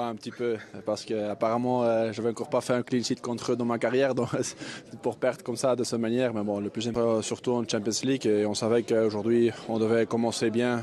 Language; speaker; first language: French; non-native, fluent; Dutch